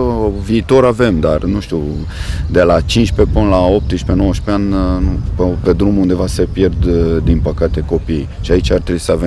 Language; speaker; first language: Romanian; non-native, local second language; Hungarian